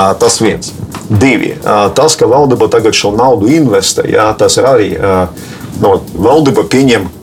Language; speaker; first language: Latvian; non-native, local second language; Russian